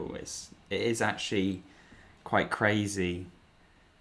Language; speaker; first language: English; native; English